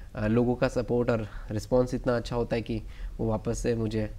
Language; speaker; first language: Hindi; native; Hindi